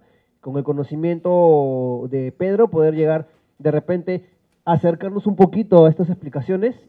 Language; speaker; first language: Spanish; native; Spanish